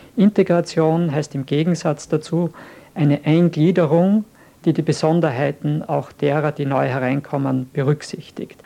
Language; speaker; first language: German; native; German